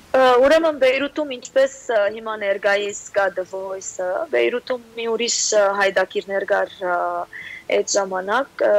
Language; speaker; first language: Armenian; early bilingual, heritage; Armenian